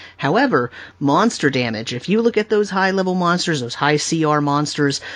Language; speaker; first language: English; native; English